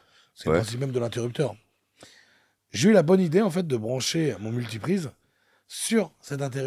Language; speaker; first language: French; native; French